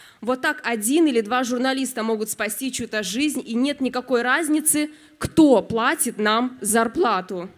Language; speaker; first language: Russian; native; Russian